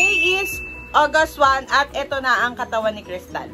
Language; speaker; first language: Filipino; native; Filipino